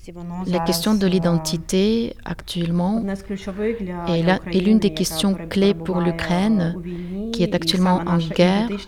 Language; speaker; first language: French; non-native, fluent; Ukrainian